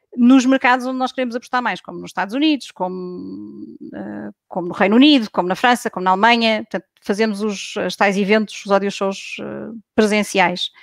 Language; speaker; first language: Portuguese; native; Portuguese